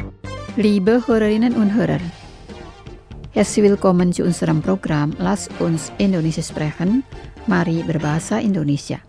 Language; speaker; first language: German; non-native, learner; Indonesian